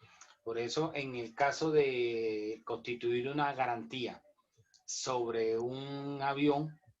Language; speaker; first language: Spanish; native; Spanish